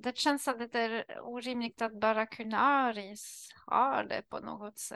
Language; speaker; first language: Swedish; non-native, learner; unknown